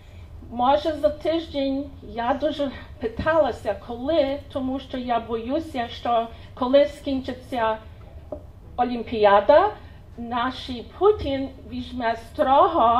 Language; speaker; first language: Ukrainian; early bilingual, heritage; Ukrainian